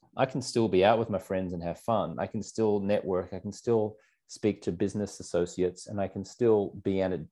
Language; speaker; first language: English; native; English